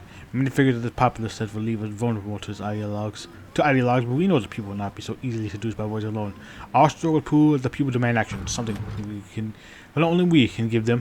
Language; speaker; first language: English; native; English